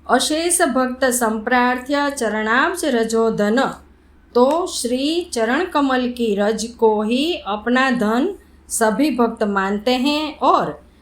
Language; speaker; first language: Hindi; non-native, local second language; Gujarati